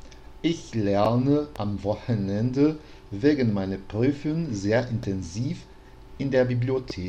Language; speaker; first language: German; non-native, fluent; Portuguese